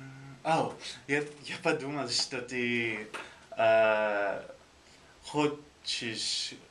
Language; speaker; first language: Russian; non-native, learner; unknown